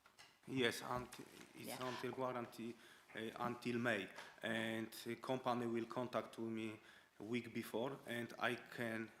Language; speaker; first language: English; non-native, learner; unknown